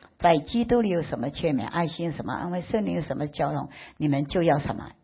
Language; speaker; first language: Chinese; early bilingual, heritage; Chinese